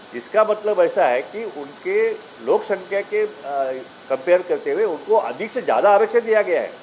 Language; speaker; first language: Hindi; non-native, local second language; Marathi